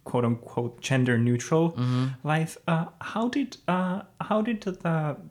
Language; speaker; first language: English; non-native, fluent; Finnish